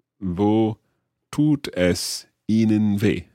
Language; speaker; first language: German; non-native, learner; English